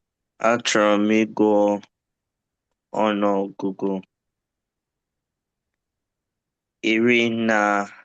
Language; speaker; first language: Igbo; early bilingual, heritage; English